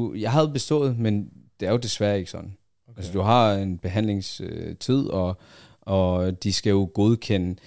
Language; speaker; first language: Danish; early bilingual, other home language; Arabic